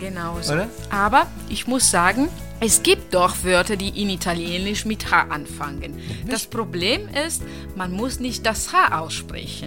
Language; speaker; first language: German; non-native, fluent; Italian